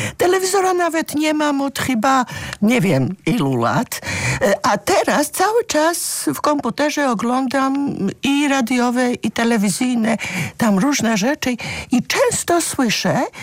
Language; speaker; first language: Polish; non-native, fluent; Georgian